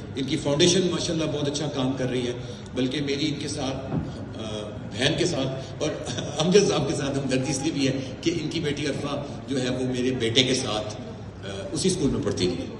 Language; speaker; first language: Urdu; early bilingual, heritage; Urdu